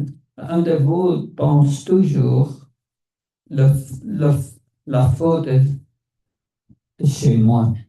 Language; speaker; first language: French; non-native, fluent; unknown